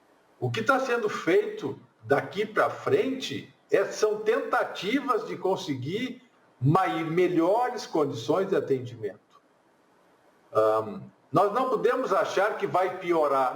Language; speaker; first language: Portuguese; native; Portuguese